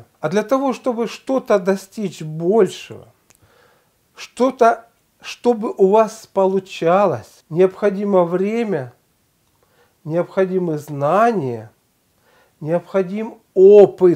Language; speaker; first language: Russian; native; Russian